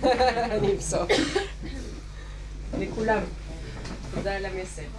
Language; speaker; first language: Hebrew; non-native, fluent; French